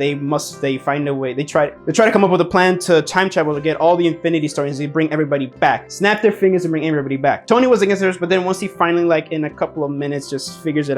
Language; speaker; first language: English; native; English